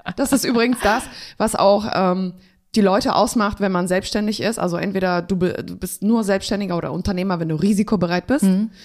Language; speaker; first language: German; early bilingual, other home language; Polish